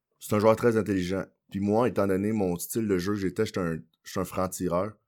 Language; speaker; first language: French; early bilingual, other home language; Haitian Creole